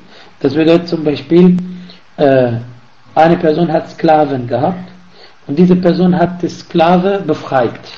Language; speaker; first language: German; non-native, fluent; Arabic